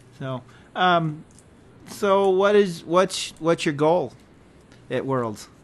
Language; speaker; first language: English; native; English